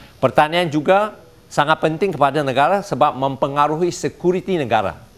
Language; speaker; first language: Malay; non-native, local second language; Chinese